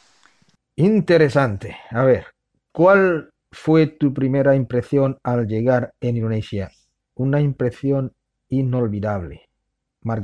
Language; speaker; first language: Spanish; non-native, fluent; Indonesian